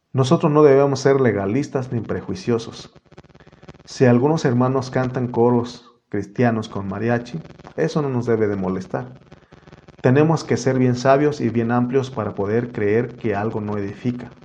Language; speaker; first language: Spanish; native; Spanish